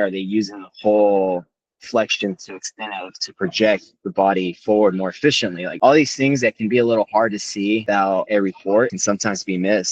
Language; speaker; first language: English; native; English